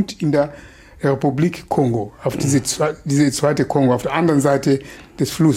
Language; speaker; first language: German; non-native, fluent; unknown